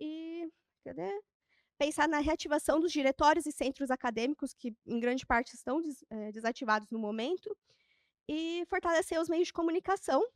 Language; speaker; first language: Portuguese; native; Portuguese